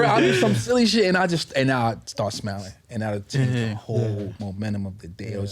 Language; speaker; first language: English; native; English